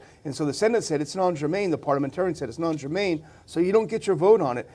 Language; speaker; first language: English; native; English